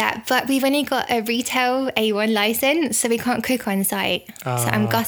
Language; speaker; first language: English; native; English